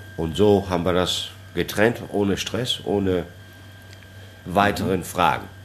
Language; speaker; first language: German; non-native, fluent; Italian